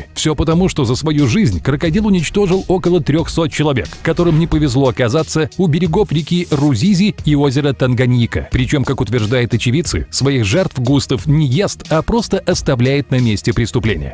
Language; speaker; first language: Russian; native; Russian